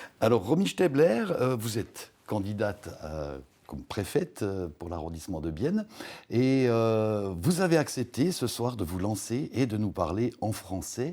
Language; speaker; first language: French; native; French